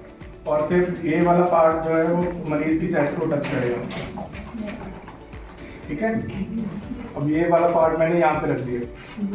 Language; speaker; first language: Hindi; native; Hindi